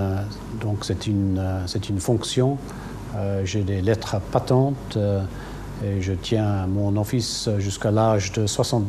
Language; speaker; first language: French; non-native, local second language; English